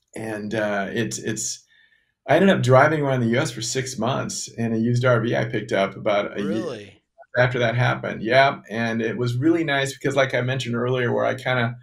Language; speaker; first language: English; native; English